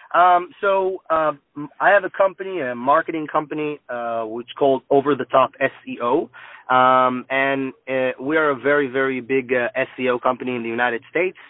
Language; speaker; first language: English; non-native, fluent; Hebrew